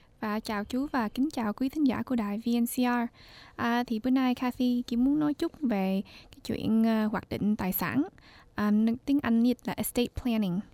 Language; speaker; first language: Vietnamese; early bilingual, heritage; Vietnamese